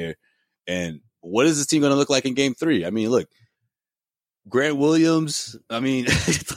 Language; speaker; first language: English; native; English